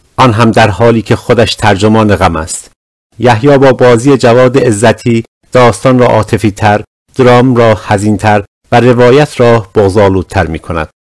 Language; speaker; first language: Persian; non-native, local second language; Azerbaijani